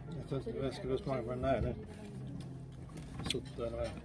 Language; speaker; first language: Swedish; non-native, learner; Thai